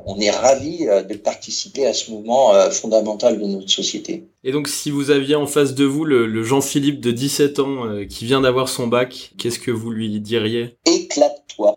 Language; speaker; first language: French; native; French